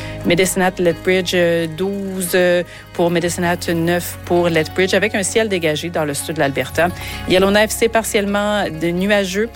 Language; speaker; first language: French; native; French